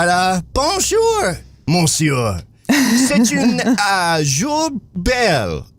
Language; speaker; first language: French; non-native, learner; English